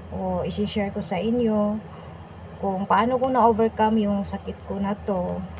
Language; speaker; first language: Filipino; non-native, local second language; Cebuano